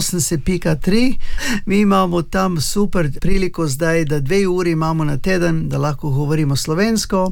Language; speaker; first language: Slovenian; early bilingual, heritage; Slovenian